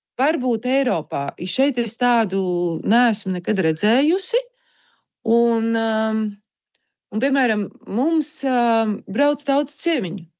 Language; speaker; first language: Latvian; native; Latvian